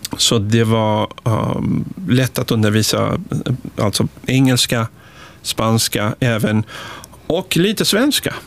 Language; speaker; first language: Swedish; early bilingual, other home language; Spanish